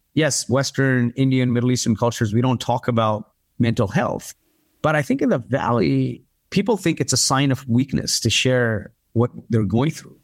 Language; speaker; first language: English; early bilingual, other home language; Arabic